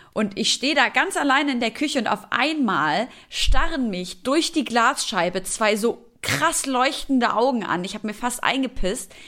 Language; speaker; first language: German; early bilingual, other home language; Arabic